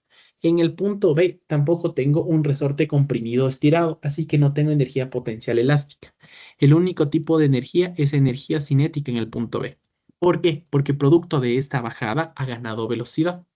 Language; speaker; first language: Spanish; native; Spanish